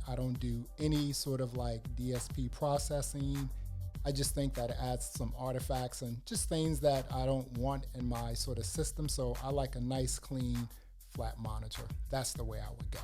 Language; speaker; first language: English; native; English